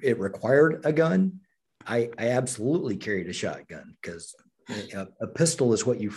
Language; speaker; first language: English; native; English